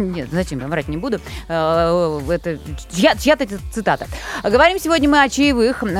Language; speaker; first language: Russian; native; Russian